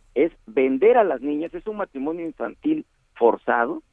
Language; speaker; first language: Spanish; native; Spanish